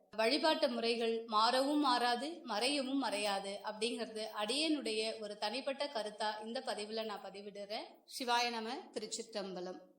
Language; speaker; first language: Tamil; native; Tamil